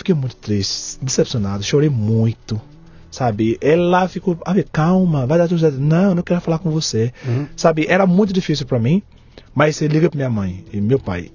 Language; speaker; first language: Portuguese; non-native, fluent; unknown